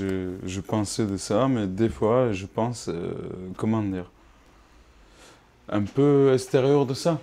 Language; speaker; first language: French; non-native, learner; Kurdish